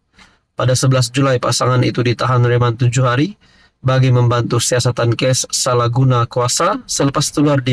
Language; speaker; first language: Malay; native; Malay